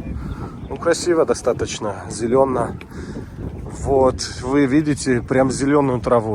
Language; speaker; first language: Russian; non-native, fluent; Tajik